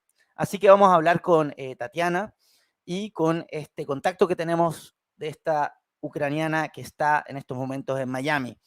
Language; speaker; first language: Spanish; native; Spanish